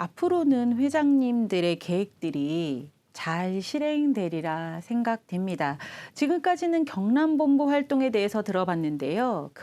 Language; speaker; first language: Korean; native; Korean